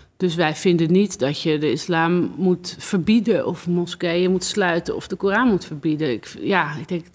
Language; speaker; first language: Dutch; native; Dutch